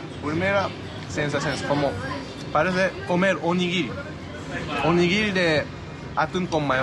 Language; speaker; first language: Spanish; non-native, learner; Japanese